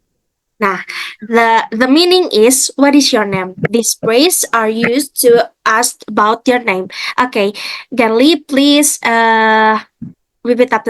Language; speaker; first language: English; non-native, fluent; Indonesian